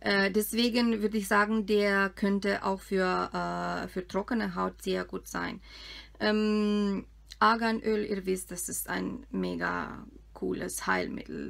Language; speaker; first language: German; non-native, fluent; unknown